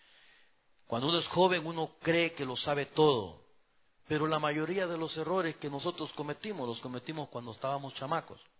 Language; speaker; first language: Spanish; native; Spanish